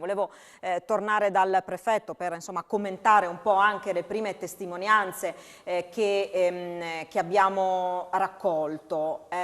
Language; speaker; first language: Italian; native; Italian